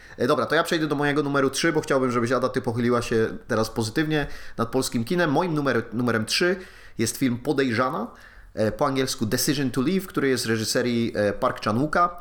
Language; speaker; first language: Polish; native; Polish